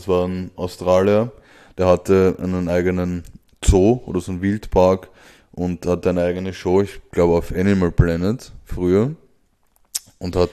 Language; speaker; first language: German; native; German